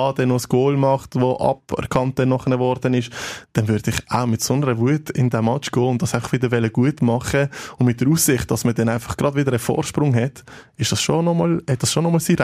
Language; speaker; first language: German; native; German